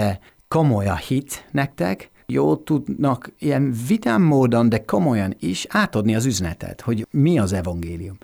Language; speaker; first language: Hungarian; non-native, fluent; English